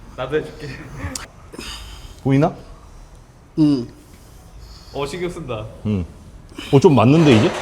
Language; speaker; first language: Korean; native; Korean